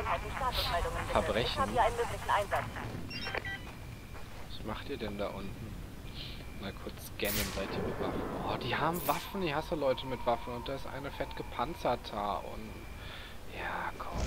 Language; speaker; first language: German; native; German